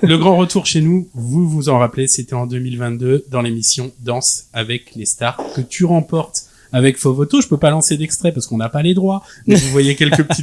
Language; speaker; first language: French; native; French